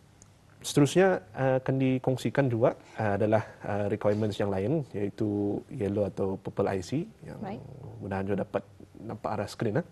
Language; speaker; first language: Malay; native; Malay